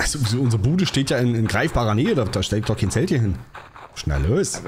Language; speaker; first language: German; native; German